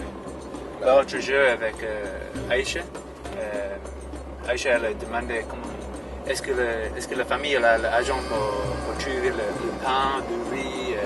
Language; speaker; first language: French; non-native, fluent; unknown